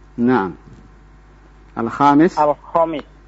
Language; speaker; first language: Arabic; non-native, fluent; Indonesian